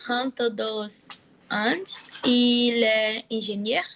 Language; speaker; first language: French; non-native, learner; Portuguese